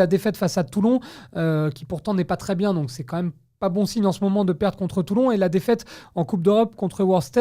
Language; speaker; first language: French; native; French